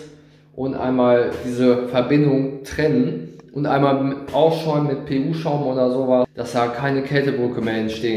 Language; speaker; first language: German; native; German